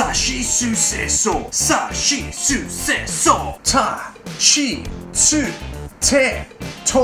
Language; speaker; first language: Japanese; non-native, learner; English